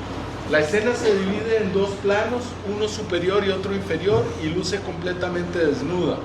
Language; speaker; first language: Spanish; native; Spanish